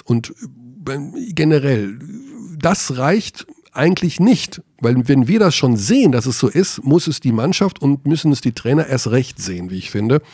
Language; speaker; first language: German; native; German